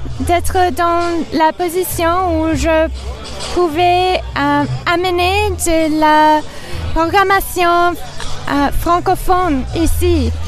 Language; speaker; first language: French; non-native, local second language; English